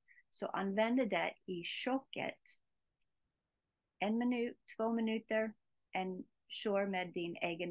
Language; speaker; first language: Swedish; non-native, learner; English